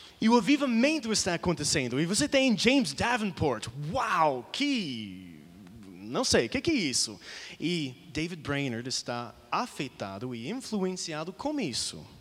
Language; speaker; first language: Portuguese; non-native, fluent; English